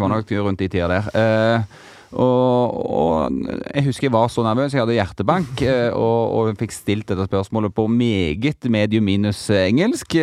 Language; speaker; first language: Norwegian; native; Norwegian